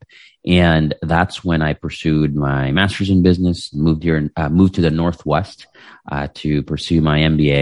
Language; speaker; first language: English; non-native, local second language; Filipino